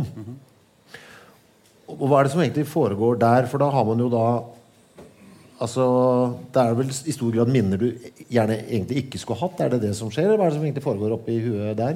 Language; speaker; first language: Norwegian; native; Norwegian